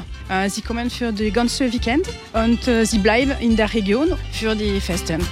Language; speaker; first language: German; non-native, learner; French